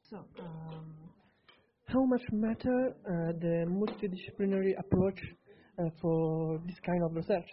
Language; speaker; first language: English; non-native, learner; Italian